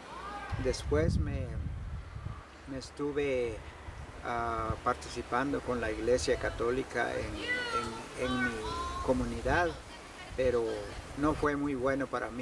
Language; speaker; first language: Spanish; non-native, local second language; Kʼicheʼ